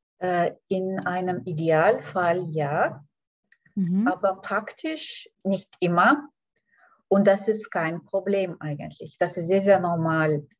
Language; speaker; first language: German; non-native, fluent; Lithuanian